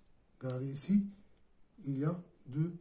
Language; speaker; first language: French; non-native, local second language; Arabic